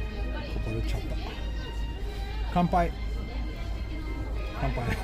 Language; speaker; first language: Japanese; non-native, fluent; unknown